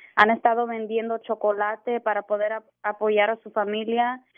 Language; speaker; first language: Spanish; early bilingual, heritage; Spanish